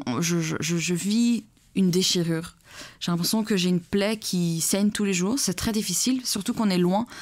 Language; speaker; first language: French; early bilingual, other home language; Persian